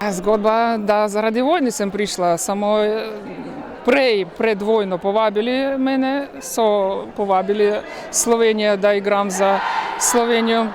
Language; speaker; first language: Slovenian; non-native, learner; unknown